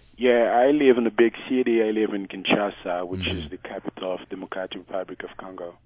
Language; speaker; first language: English; non-native, fluent; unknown